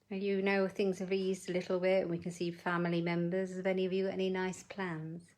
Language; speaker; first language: English; native; English